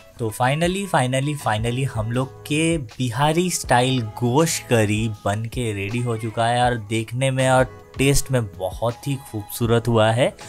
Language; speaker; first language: Hindi; native; Hindi